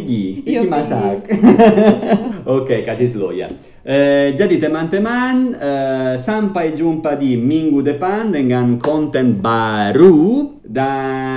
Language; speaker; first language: Indonesian; non-native, learner; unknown